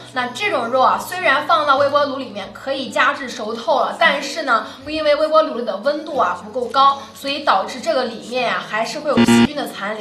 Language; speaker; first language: Chinese; native; Chinese